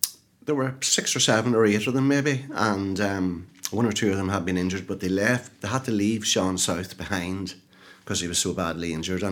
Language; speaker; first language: English; native; English